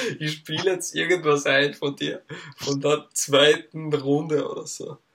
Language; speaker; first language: German; native; German